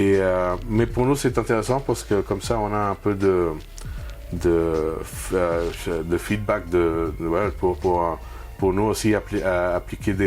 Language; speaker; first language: French; non-native, fluent; Spanish